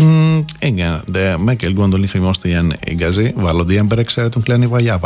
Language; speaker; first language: Hungarian; non-native, fluent; Greek